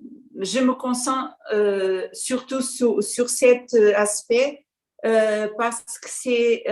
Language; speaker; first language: French; non-native, learner; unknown